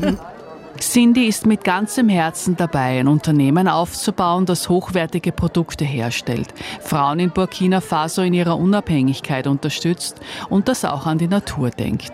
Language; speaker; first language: German; native; German